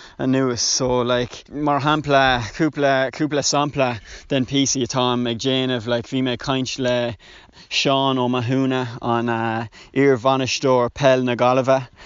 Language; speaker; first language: Irish; non-native, local second language; English